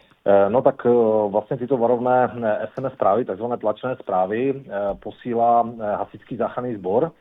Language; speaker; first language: Czech; native; Czech